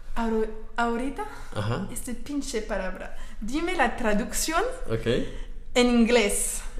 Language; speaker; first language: Spanish; non-native, fluent; French